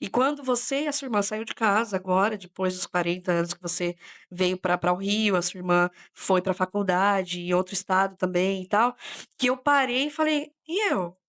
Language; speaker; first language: Portuguese; native; Portuguese